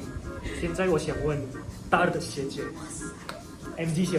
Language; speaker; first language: Chinese; non-native, fluent; Indonesian